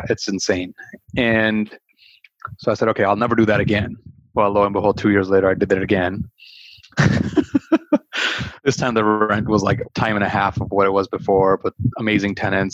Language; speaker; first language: English; early bilingual, other home language; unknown